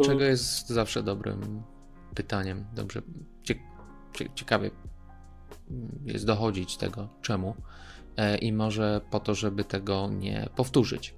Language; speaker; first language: Polish; native; Polish